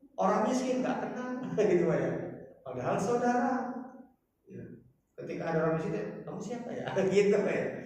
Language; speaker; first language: Indonesian; non-native, local second language; Batak Toba